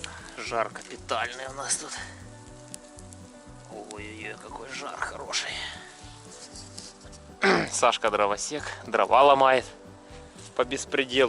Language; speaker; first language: Russian; native; Russian